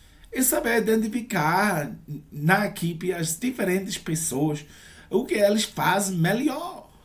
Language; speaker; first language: Portuguese; non-native, learner; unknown